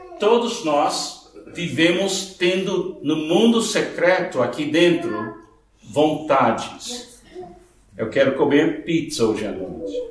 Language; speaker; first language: Portuguese; non-native, fluent; English